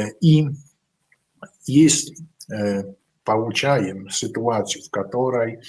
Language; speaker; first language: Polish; non-native, learner; Ukrainian